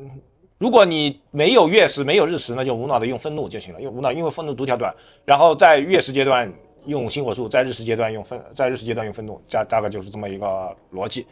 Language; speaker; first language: Chinese; native; Chinese